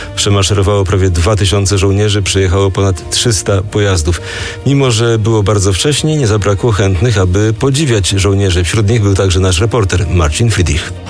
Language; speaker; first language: Polish; native; Polish